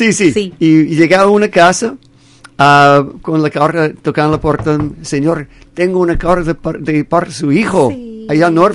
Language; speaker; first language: Spanish; non-native, fluent; English